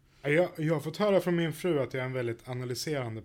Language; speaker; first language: Swedish; native; Swedish